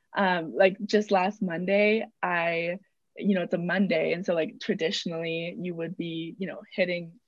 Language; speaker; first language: English; native; English